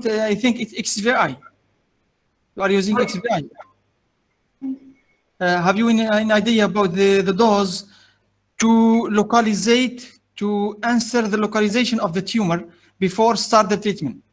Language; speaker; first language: English; non-native, learner; Arabic